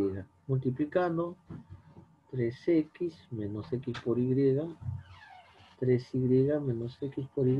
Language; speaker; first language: Spanish; native; Spanish